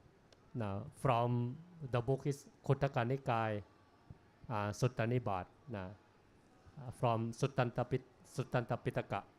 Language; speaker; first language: English; non-native, learner; Thai